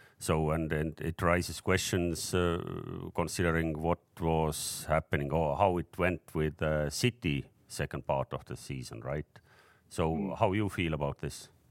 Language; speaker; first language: English; non-native, fluent; Estonian